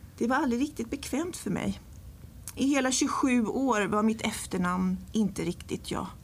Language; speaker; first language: Swedish; early bilingual, other home language; English